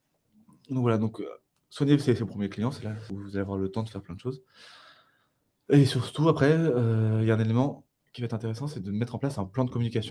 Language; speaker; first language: French; native; French